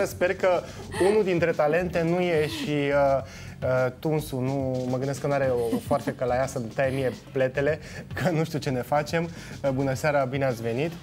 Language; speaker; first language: Romanian; native; Romanian